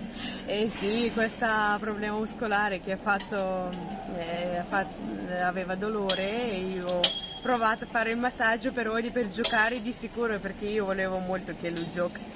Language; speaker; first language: Italian; non-native, fluent; Ukrainian